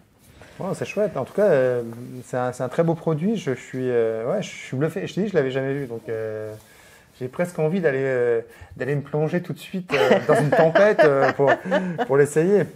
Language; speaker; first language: French; native; French